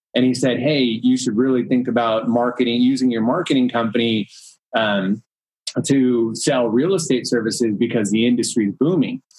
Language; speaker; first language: English; early bilingual, other home language; Hindi